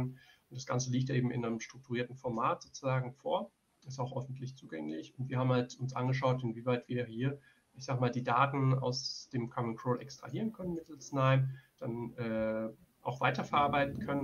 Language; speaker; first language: German; native; German